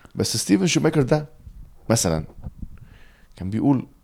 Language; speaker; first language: Arabic; early bilingual, heritage; Arabic